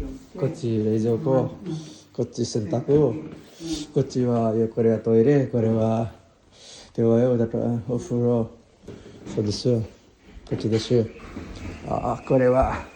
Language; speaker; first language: Japanese; non-native, learner; Nepali